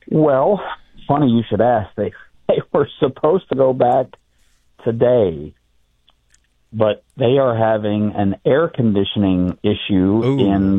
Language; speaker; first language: English; native; English